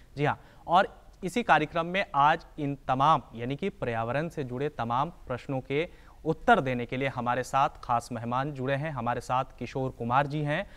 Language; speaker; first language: Hindi; native; Hindi